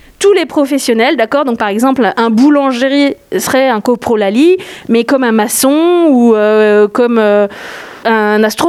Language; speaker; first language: French; native; French